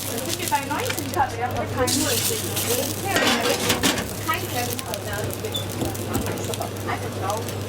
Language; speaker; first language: German; non-native, fluent; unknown